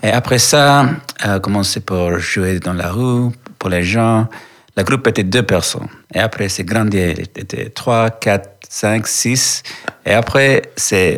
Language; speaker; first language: French; non-native, learner; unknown